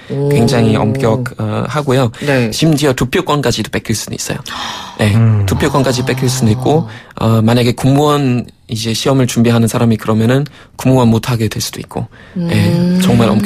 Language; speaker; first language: Korean; non-native, fluent; German